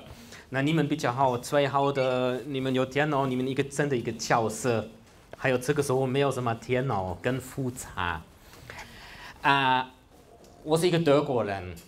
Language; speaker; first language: Chinese; non-native, fluent; German